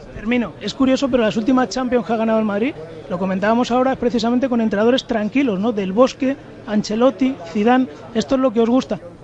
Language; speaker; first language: Spanish; native; Spanish